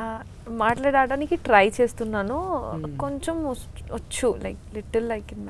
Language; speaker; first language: Telugu; non-native, learner; Bangla